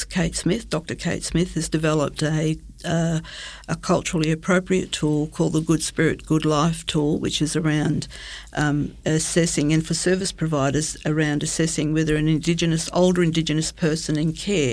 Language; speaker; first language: English; native; English